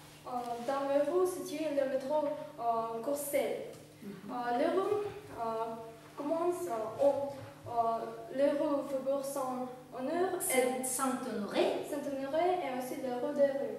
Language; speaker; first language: French; non-native, learner; Russian